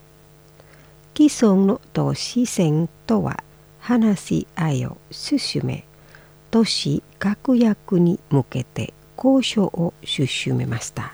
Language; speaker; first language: Japanese; non-native, fluent; Indonesian